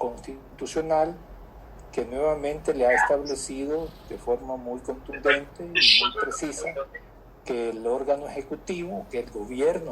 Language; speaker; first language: Spanish; native; Spanish